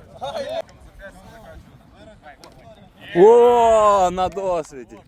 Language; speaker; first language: Ukrainian; native; Ukrainian